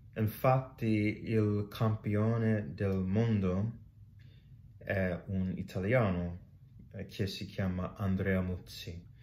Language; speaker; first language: Italian; non-native, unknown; English